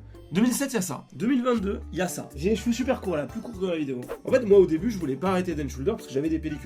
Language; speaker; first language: French; native; French